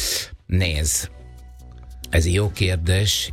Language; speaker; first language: Hungarian; non-native, fluent; Italian